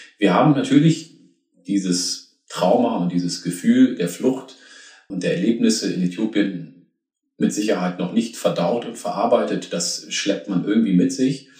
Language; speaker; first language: German; early bilingual, other home language; Oromo